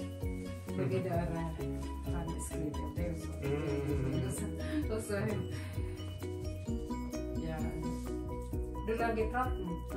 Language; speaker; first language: Norwegian; non-native, fluent; Filipino